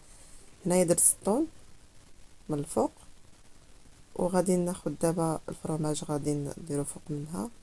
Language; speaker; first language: Arabic; native; Arabic